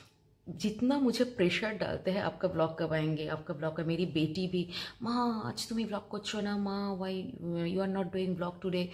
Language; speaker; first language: Hindi; non-native, local second language; Bangla